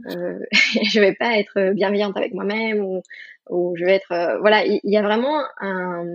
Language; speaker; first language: French; non-native, fluent; Spanish